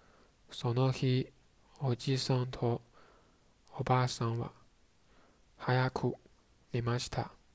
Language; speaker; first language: Japanese; non-native, learner; Chinese